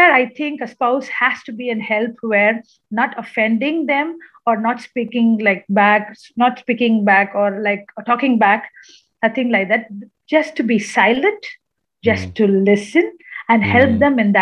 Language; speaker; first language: English; non-native, local second language; Malayalam